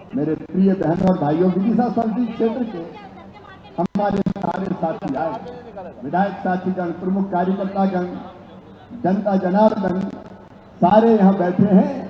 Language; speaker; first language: Hindi; native; Hindi